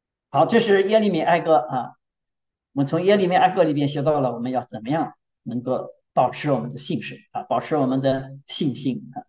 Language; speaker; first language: Chinese; native; Chinese